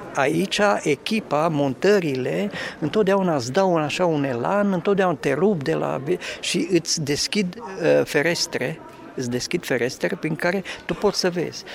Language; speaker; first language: Romanian; native; Romanian